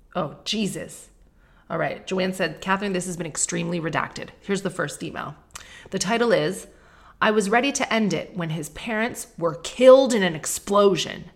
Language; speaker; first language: English; native; English